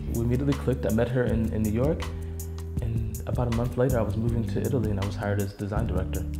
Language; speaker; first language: English; native; English